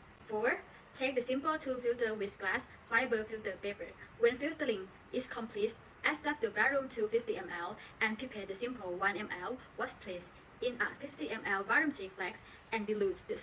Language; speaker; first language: English; non-native, learner; Thai